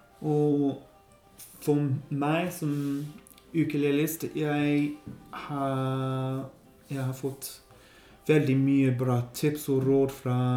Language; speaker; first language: Norwegian; non-native, learner; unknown